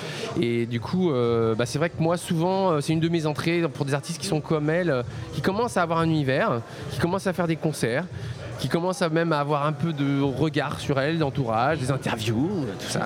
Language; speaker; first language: French; native; French